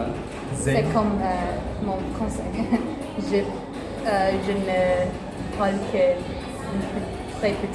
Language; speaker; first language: French; non-native, learner; English